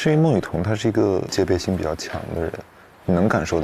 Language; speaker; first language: Chinese; native; Chinese